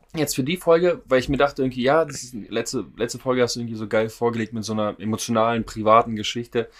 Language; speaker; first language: German; non-native, fluent; Russian